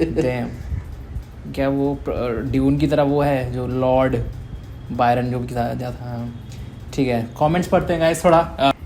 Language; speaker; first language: Hindi; non-native, local second language; Malayalam